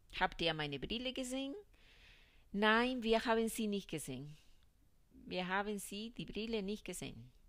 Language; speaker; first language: German; non-native, fluent; Spanish